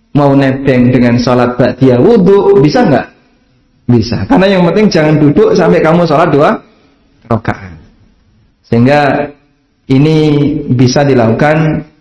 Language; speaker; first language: Indonesian; non-native, local second language; Javanese